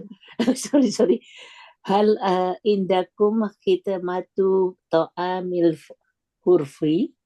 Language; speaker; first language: Arabic; non-native, learner; Indonesian